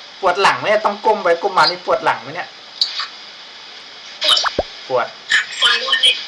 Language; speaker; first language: Thai; native; Thai